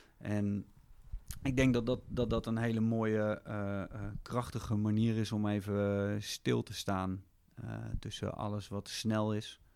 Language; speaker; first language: Dutch; native; Dutch